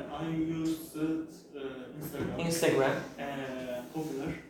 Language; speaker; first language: English; non-native, learner; Turkish